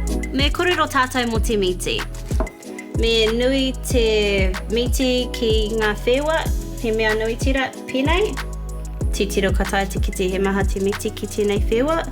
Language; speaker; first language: Māori; non-native, local second language; English